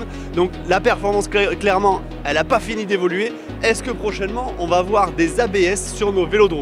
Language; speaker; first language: French; native; French